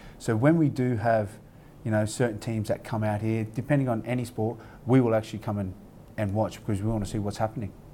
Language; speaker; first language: English; native; English